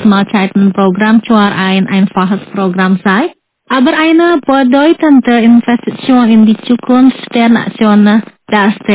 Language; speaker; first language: German; non-native, fluent; Indonesian